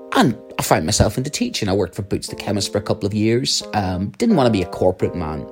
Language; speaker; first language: English; native; English